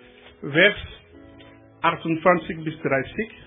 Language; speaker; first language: German; non-native, learner; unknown